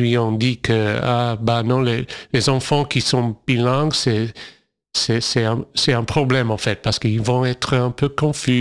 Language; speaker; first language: French; non-native, fluent; English